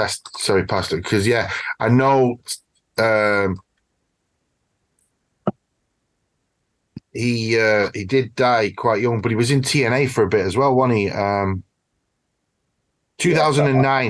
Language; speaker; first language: English; native; English